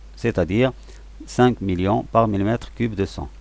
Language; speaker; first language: French; non-native, local second language; Arabic